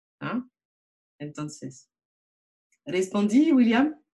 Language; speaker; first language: Spanish; non-native, learner; French